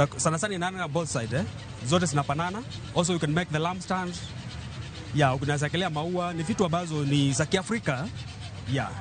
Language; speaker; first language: Swahili; non-native, local second language; Kamba